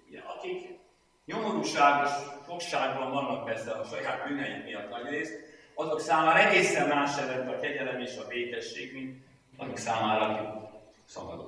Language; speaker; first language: Hungarian; native; Hungarian